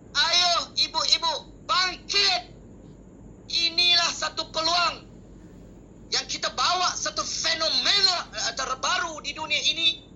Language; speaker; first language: Malay; native; Malay